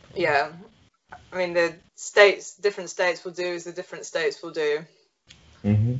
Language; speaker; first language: English; native; English